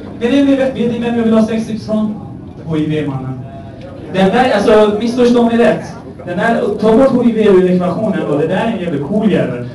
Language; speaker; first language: Swedish; early bilingual, other home language; Persian